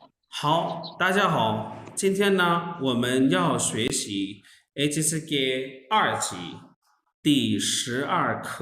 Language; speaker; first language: Chinese; non-native, learner; Urdu